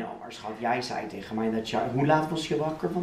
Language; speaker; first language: Dutch; non-native, fluent; English